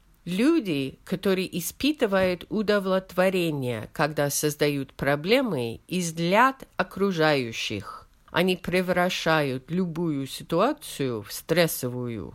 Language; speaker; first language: Russian; non-native, fluent; English